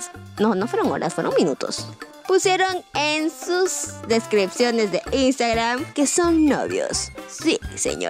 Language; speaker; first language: Spanish; native; Spanish